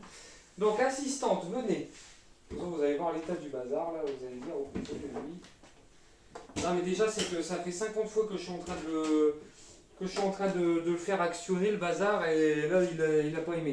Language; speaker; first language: French; native; French